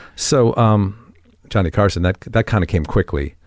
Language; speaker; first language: English; native; English